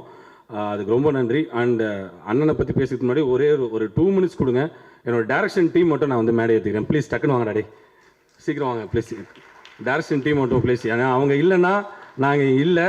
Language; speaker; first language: Tamil; native; Tamil